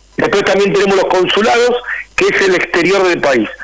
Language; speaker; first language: Spanish; native; Spanish